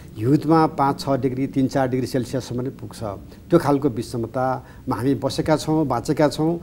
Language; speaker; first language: Nepali; native; Nepali